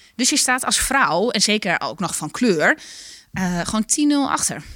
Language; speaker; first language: Dutch; non-native, local second language; Western Frisian